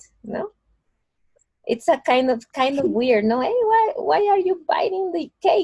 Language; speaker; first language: English; non-native, fluent; Spanish